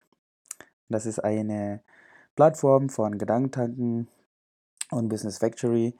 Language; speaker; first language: German; non-native, fluent; Indonesian